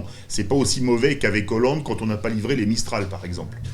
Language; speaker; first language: French; native; French